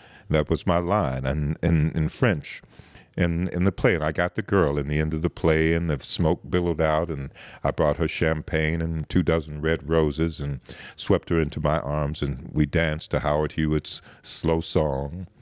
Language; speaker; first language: English; native; English